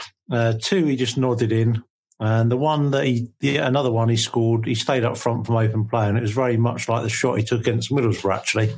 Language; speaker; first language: English; native; English